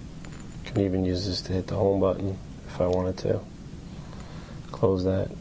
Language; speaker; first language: English; native; English